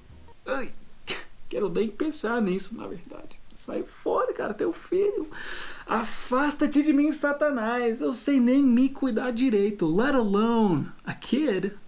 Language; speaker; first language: Portuguese; non-native, fluent; English